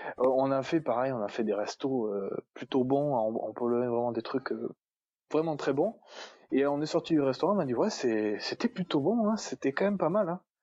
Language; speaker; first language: French; native; French